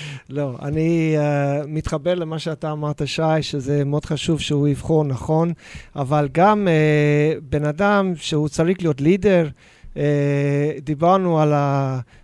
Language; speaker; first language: Hebrew; non-native, fluent; English